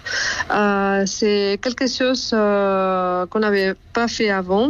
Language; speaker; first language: French; non-native, fluent; Spanish